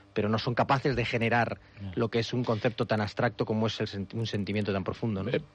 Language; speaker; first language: Spanish; native; Spanish